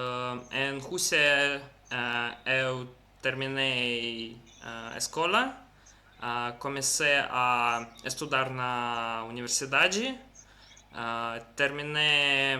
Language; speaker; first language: Portuguese; non-native, learner; Russian